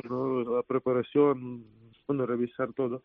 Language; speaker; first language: Spanish; non-native, fluent; Ukrainian